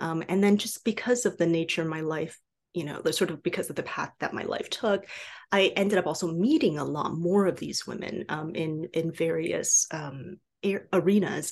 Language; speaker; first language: English; non-native, fluent; Chinese